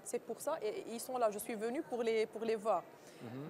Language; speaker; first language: French; non-native, local second language; Arabic